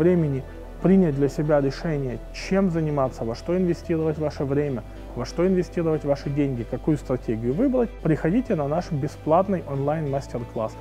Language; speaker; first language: Russian; native; Russian